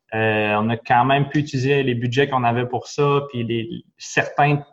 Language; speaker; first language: French; native; French